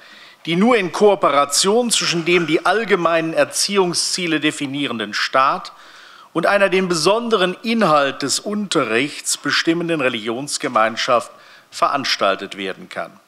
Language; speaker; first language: German; native; German